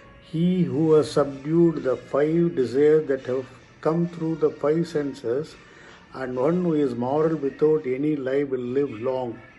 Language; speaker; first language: English; non-native, local second language; Tamil